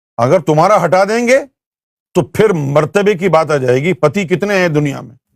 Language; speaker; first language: Urdu; native; Urdu